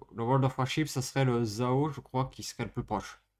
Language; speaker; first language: French; native; French